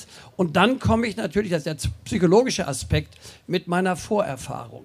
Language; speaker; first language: German; native; German